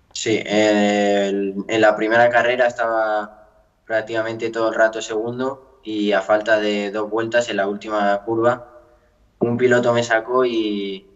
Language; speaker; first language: Spanish; native; Spanish